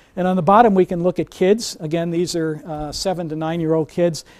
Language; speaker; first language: English; native; English